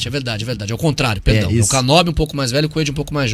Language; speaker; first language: Portuguese; native; Portuguese